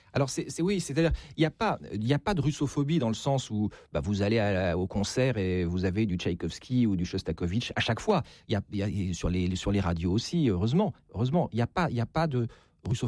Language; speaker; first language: French; native; French